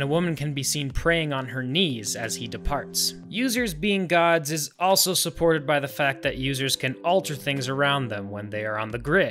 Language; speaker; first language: English; native; English